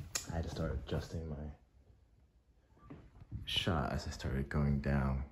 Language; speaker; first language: English; native; English